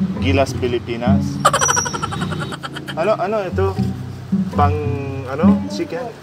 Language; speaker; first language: Filipino; non-native, learner; Arabic